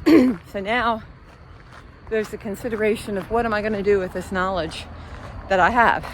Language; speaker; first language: English; native; English